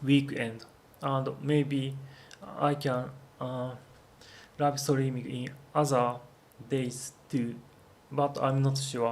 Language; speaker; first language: English; non-native, learner; Japanese